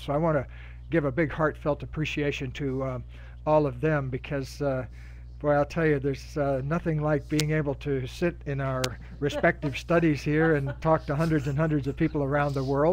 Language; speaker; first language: English; native; English